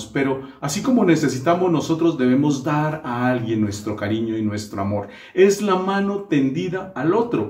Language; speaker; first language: Spanish; native; Spanish